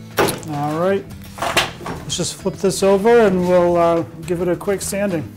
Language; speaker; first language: English; native; English